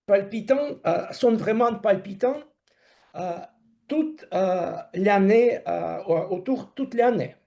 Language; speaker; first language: French; non-native, fluent; Russian